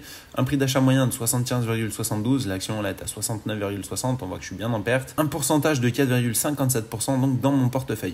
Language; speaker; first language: French; native; French